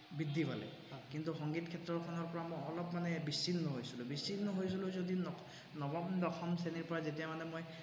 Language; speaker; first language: Assamese; non-native, local second language; Sadri